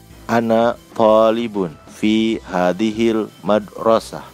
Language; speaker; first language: Arabic; non-native, fluent; Indonesian